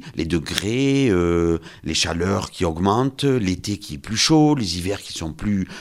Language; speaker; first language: French; native; French